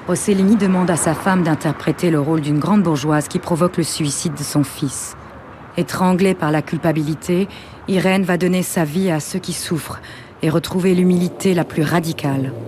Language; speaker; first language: French; native; French